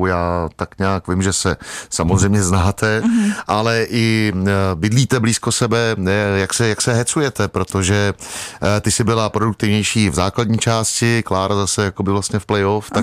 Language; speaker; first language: Czech; native; Czech